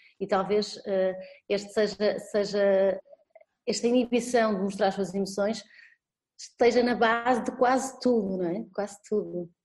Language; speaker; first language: Portuguese; native; Portuguese